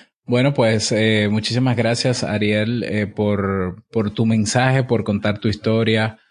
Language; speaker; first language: Spanish; native; Spanish